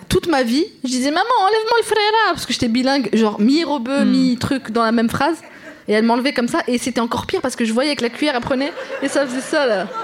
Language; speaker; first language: French; native; French